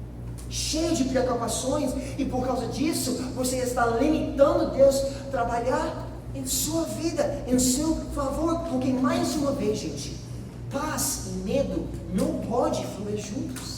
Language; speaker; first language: Portuguese; non-native, fluent; English